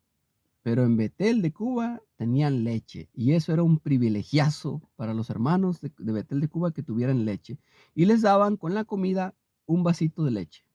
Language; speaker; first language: Spanish; native; Spanish